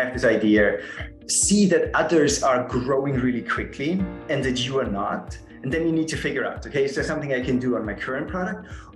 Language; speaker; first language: English; non-native, fluent; German